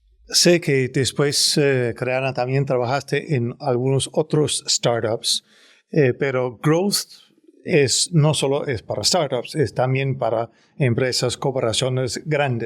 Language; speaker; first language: Spanish; non-native, fluent; Danish